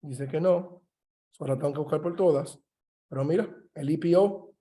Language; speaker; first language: Spanish; early bilingual, heritage; Spanish